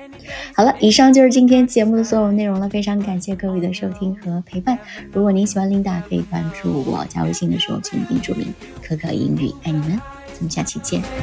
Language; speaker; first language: Chinese; native; Chinese